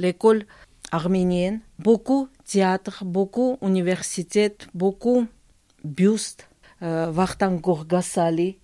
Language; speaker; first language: French; non-native, learner; Georgian